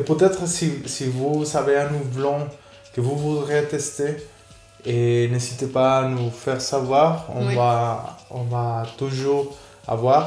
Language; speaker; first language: French; non-native, fluent; Spanish